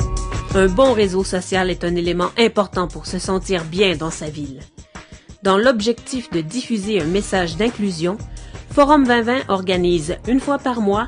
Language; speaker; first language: French; native; French